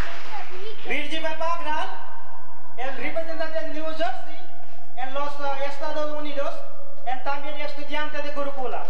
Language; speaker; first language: Spanish; non-native, learner; Gujarati